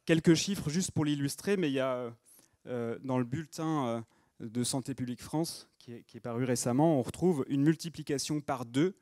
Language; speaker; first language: French; native; French